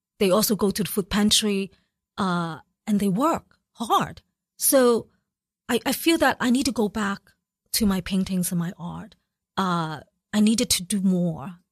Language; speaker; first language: English; early bilingual, other home language; Cantonese